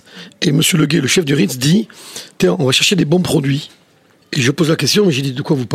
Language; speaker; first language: French; native; French